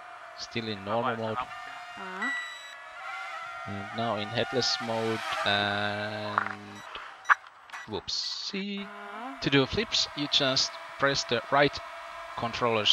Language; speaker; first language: English; non-native, fluent; Finnish